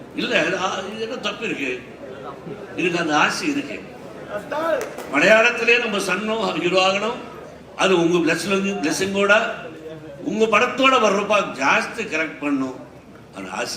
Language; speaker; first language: Tamil; non-native, learner; Telugu